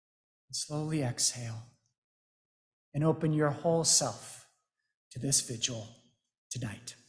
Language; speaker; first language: English; native; English